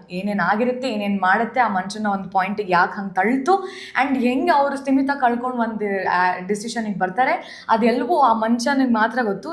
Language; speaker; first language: Kannada; native; Kannada